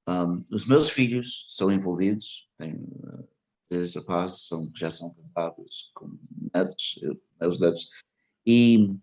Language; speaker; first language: Portuguese; early bilingual, heritage; English